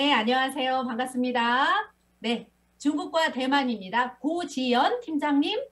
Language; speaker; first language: Korean; native; Korean